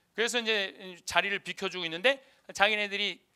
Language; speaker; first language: Korean; native; Korean